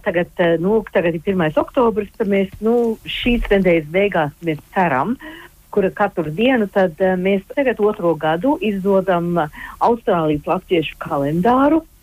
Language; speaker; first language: Latvian; early bilingual, heritage; Latvian